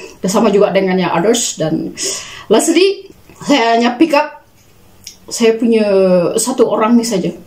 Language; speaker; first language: Malay; native; Malay